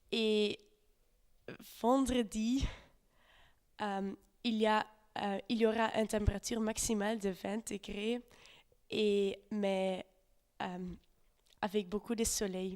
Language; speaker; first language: French; non-native, learner; Dutch